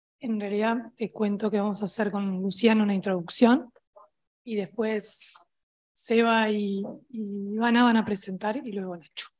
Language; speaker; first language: Spanish; native; Spanish